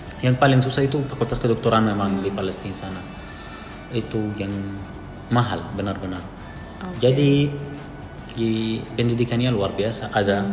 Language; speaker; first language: Indonesian; non-native, fluent; Arabic